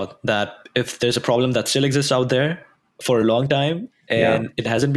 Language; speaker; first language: English; non-native, local second language; Hindi